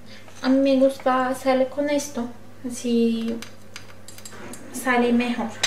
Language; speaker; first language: Spanish; non-native, learner; Turkish